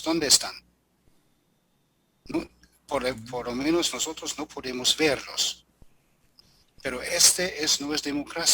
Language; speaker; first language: Spanish; non-native, fluent; German